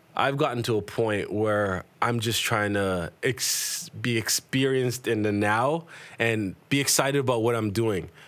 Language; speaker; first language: English; native; English